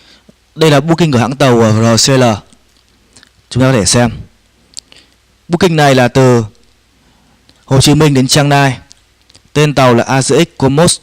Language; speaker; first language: Vietnamese; native; Vietnamese